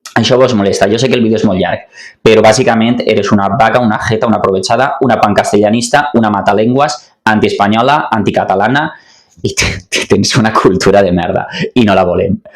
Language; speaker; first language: Catalan; native; Catalan